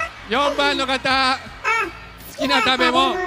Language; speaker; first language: Japanese; native; Japanese